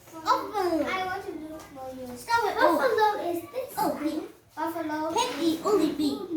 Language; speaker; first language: English; non-native, learner; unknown